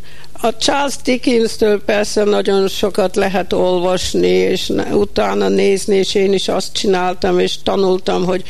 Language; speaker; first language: Hungarian; early bilingual, heritage; Hungarian